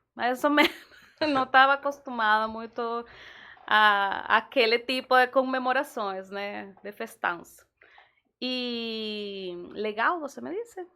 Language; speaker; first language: Portuguese; non-native, fluent; Spanish